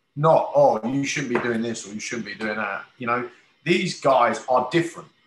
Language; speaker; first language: English; native; English